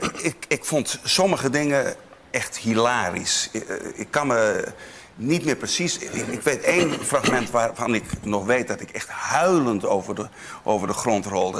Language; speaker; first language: Dutch; native; Dutch